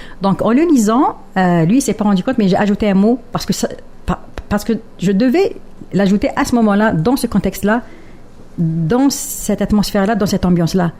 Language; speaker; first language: French; non-native, local second language; Arabic